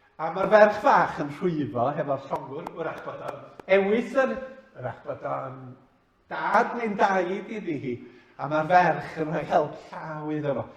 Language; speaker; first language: Welsh; native; Welsh